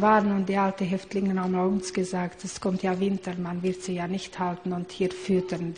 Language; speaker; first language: German; non-native, learner; Hungarian